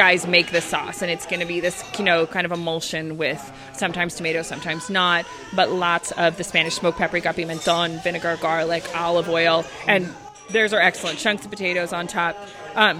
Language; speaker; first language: English; native; English